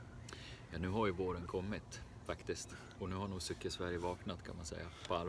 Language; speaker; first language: Swedish; native; Swedish